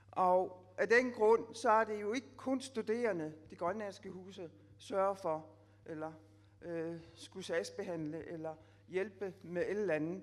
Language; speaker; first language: Danish; non-native, local second language; Kalaallisut